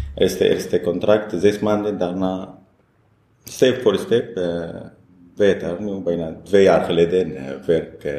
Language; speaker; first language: Dutch; non-native, learner; Arabic